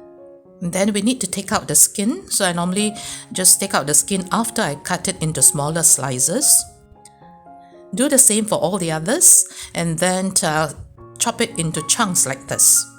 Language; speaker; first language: English; native; English